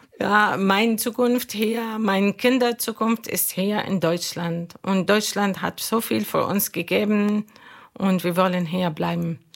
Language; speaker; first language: German; non-native, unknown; Arabic